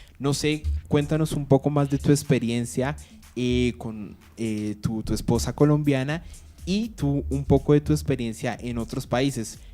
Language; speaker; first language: Spanish; native; Spanish